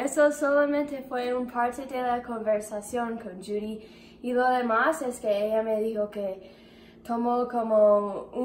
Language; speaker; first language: Spanish; non-native, learner; English